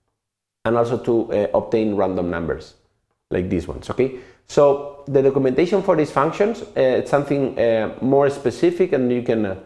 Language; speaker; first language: English; non-native, fluent; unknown